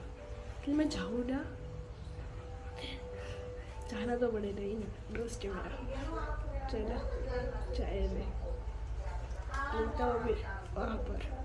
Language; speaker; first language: Hindi; non-native, local second language; Gujarati